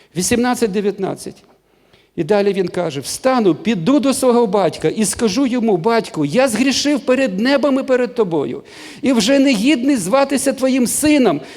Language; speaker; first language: Ukrainian; non-native, local second language; Russian